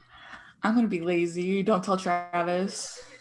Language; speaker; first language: English; native; English